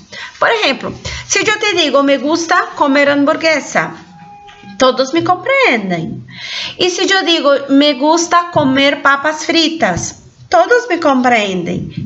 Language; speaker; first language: Spanish; non-native, fluent; Portuguese